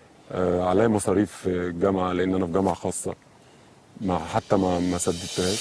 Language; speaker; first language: Arabic; native; Arabic